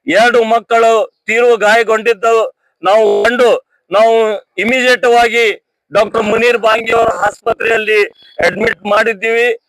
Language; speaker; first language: Kannada; non-native, local second language; Urdu